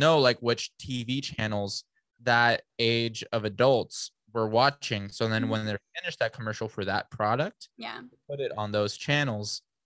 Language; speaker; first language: English; early bilingual, other home language; Spanish